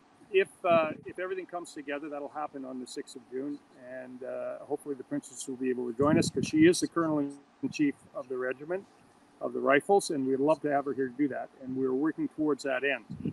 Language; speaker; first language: English; native; English